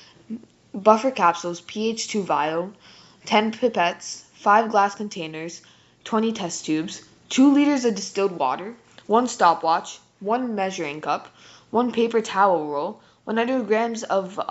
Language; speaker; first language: English; native; English